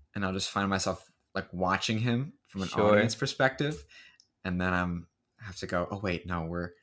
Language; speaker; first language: English; native; English